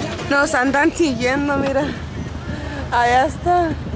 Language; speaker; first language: Spanish; early bilingual, heritage; Spanish